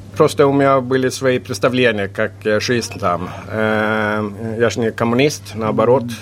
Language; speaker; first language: Russian; non-native, fluent; Swedish